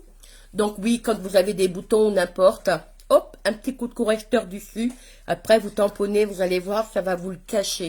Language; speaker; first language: French; native; French